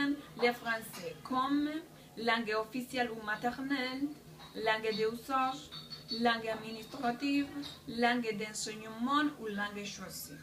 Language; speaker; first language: French; non-native, learner; Spanish